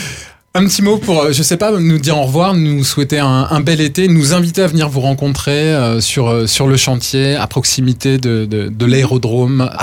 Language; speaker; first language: French; native; French